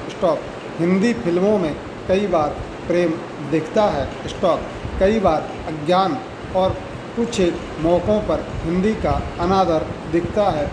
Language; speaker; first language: Hindi; native; Hindi